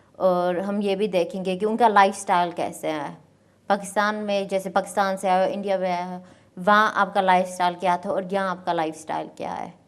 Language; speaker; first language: Urdu; early bilingual, heritage; Urdu